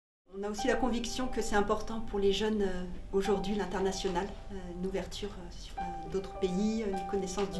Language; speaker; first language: French; native; French